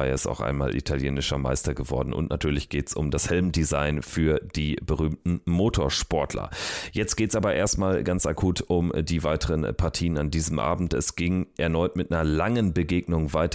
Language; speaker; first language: German; native; German